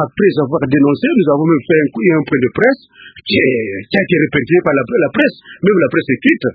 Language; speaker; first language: French; non-native, local second language; Kongo